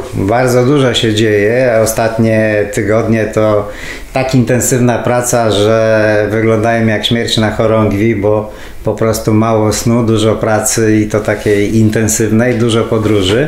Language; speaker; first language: Polish; native; Polish